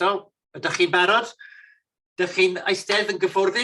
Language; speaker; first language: Welsh; non-native, fluent; English